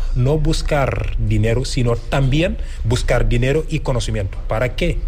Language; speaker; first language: Spanish; non-native, fluent; Wolof